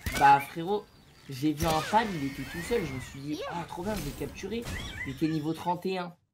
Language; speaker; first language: French; native; French